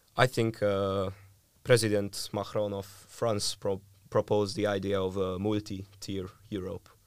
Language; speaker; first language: English; non-native, fluent; Hungarian